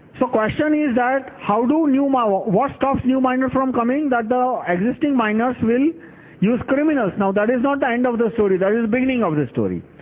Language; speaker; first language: English; non-native, local second language; Gujarati